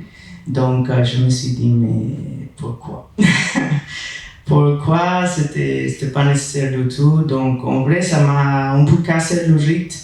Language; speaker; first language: French; non-native, fluent; Spanish